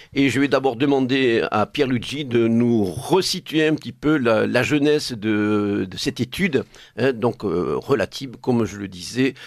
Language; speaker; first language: French; native; French